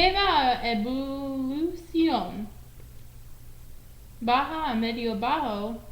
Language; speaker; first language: Spanish; non-native, learner; English